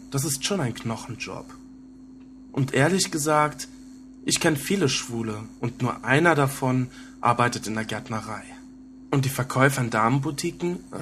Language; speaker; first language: German; native; German